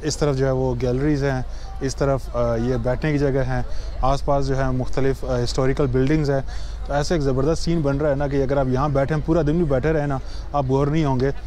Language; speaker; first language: Urdu; native; Urdu